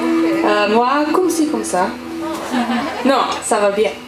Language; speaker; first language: French; non-native, learner; English